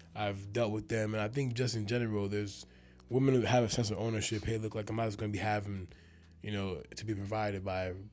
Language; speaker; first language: English; early bilingual, other home language; Yoruba